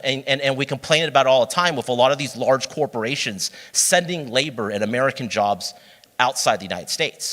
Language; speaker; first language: English; native; English